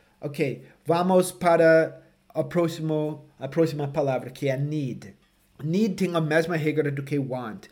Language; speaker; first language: Portuguese; non-native, fluent; English